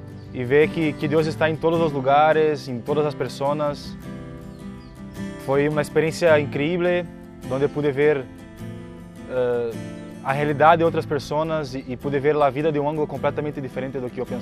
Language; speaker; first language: Spanish; non-native, fluent; Portuguese